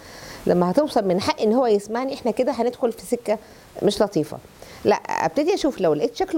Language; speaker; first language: Arabic; native; Arabic